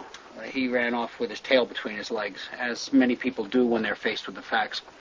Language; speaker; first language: English; native; English